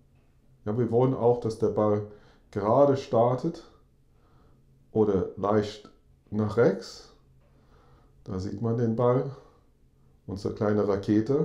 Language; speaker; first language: German; non-native, fluent; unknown